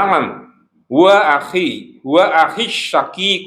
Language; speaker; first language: Arabic; non-native, learner; Indonesian